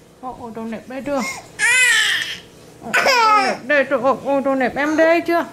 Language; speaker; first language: Vietnamese; native; Vietnamese